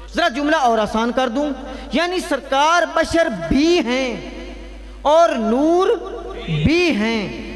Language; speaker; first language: Urdu; non-native, local second language; Punjabi